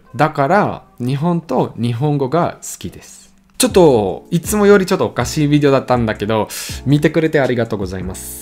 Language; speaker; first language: Japanese; non-native, learner; German